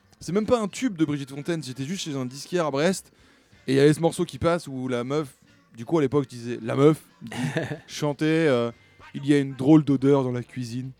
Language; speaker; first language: French; native; French